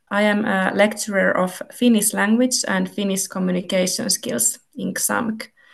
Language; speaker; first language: English; non-native, fluent; Finnish